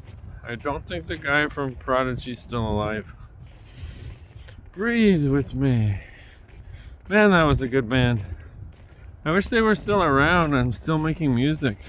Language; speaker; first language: English; native; English